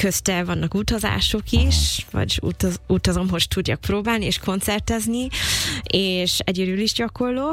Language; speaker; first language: Hungarian; non-native, fluent; English